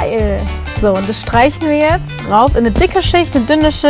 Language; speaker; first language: German; native; German